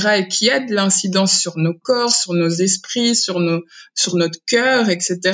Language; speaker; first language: French; early bilingual, other home language; Kinyarwanda